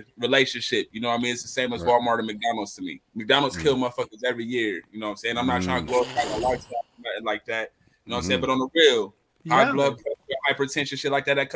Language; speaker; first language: English; native; English